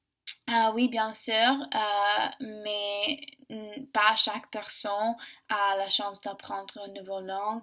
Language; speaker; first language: French; non-native, learner; English